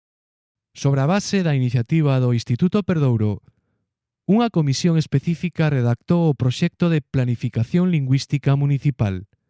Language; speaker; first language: Galician; native; Galician